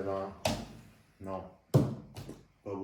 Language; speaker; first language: French; native; French